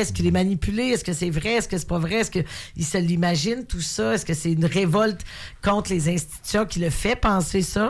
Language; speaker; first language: French; native; French